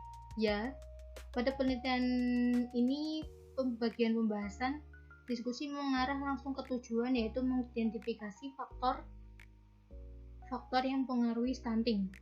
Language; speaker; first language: Indonesian; native; Indonesian